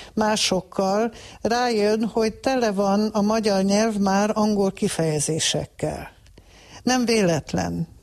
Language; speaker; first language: Hungarian; early bilingual, heritage; Hungarian